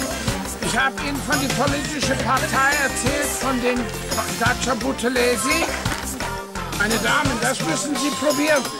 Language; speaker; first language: German; non-native, fluent; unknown